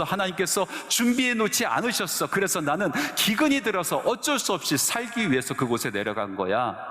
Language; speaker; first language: Korean; native; Korean